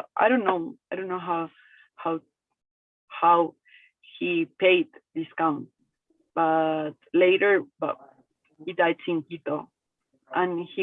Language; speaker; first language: English; non-native, learner; Spanish